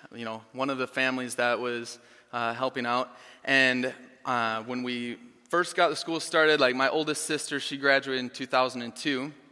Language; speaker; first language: English; native; English